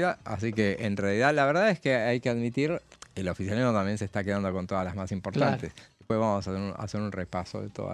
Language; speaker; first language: Spanish; native; Spanish